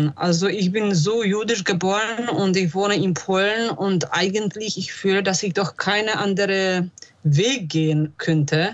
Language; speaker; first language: German; non-native, fluent; Polish